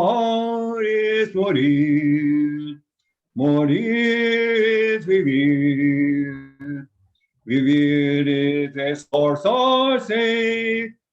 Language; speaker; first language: Spanish; non-native, fluent; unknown